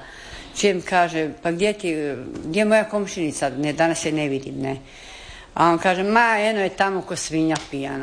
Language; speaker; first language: Serbian; native; Serbian